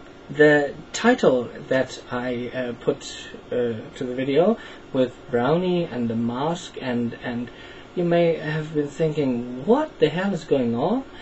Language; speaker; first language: English; non-native, fluent; German